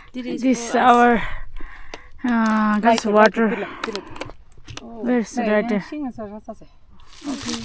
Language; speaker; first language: English; non-native, learner; Tibetan